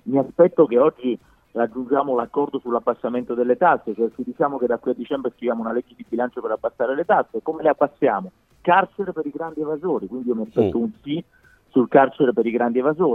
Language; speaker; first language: Italian; native; Italian